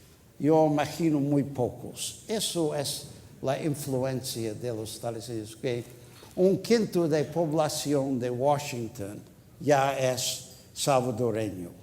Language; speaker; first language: Spanish; non-native, fluent; English